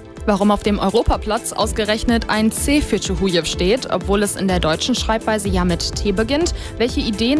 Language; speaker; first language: German; native; German